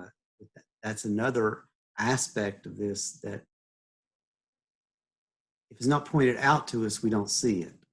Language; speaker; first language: English; native; English